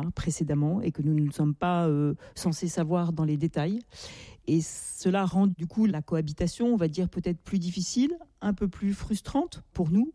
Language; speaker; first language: French; native; French